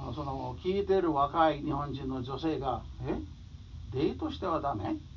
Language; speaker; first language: Japanese; non-native, fluent; English